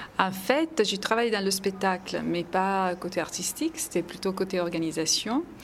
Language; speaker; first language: French; non-native, fluent; Italian